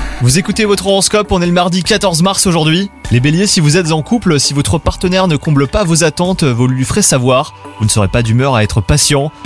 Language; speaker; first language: French; native; French